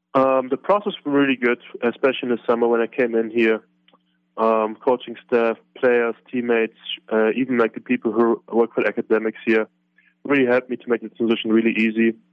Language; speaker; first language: English; non-native, fluent; German